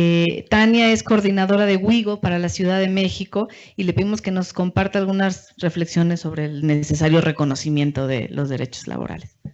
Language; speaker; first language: Spanish; native; Spanish